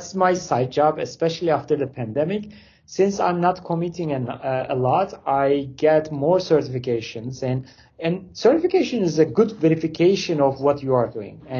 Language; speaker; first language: English; non-native, fluent; Turkish